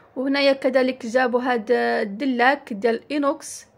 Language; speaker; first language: Arabic; native; Arabic